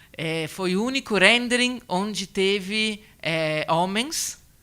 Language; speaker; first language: Portuguese; non-native, learner; Italian